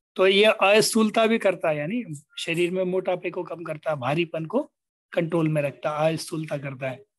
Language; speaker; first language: Hindi; native; Hindi